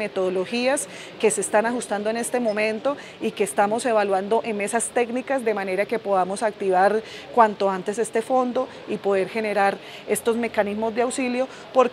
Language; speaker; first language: Spanish; native; Spanish